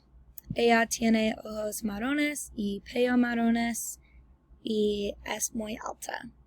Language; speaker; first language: Spanish; non-native, learner; English